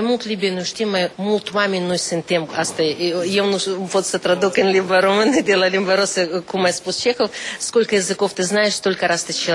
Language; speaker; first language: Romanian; non-native, local second language; Russian